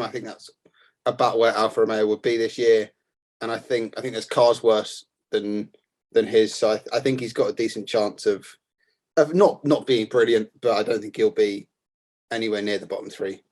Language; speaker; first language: English; native; English